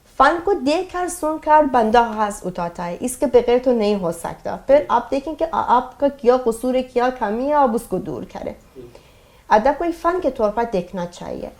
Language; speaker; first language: Urdu; non-native, fluent; Persian